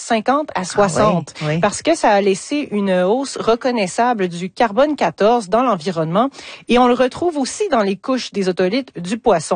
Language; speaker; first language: French; native; French